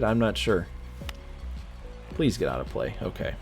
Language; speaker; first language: English; native; English